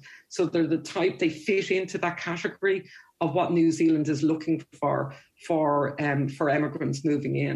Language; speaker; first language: English; native; English